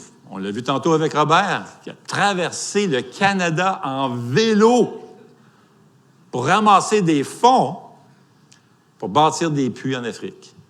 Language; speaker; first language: French; native; French